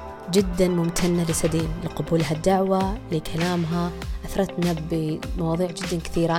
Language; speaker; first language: Arabic; native; Arabic